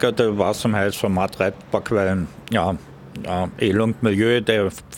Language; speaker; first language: Swedish; non-native, fluent; German